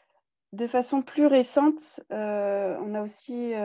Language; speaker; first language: French; native; French